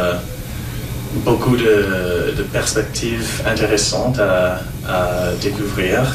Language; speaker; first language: French; non-native, local second language; English